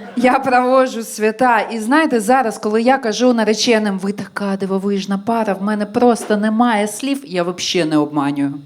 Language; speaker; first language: Ukrainian; non-native, local second language; Russian